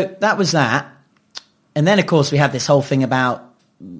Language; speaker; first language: English; native; English